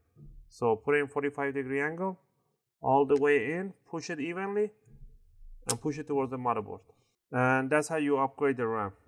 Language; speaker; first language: English; non-native, fluent; Spanish